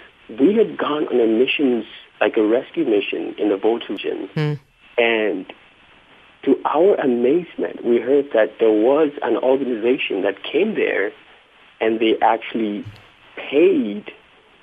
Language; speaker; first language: English; non-native, local second language; Akan